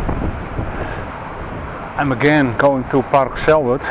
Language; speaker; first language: English; non-native, fluent; Dutch